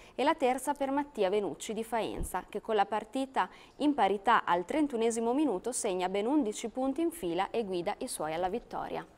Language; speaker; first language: Italian; native; Italian